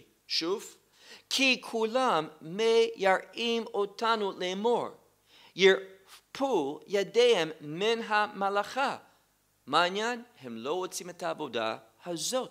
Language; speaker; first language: Hebrew; non-native, fluent; English